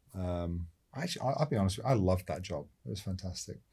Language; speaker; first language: English; native; English